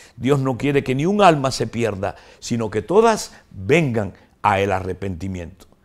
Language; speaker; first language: Spanish; native; Spanish